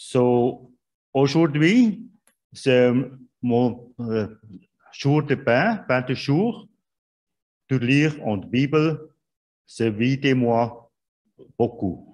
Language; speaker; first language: French; non-native, learner; Swiss German